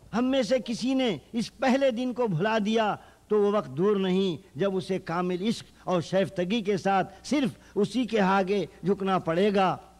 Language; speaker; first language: Urdu; native; Urdu